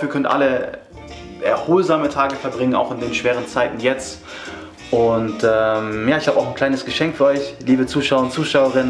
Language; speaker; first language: German; native; German